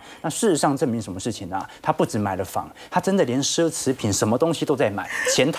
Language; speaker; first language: Chinese; native; Chinese